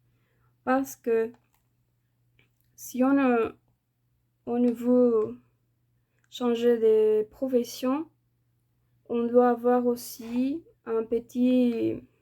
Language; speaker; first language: French; non-native, fluent; Spanish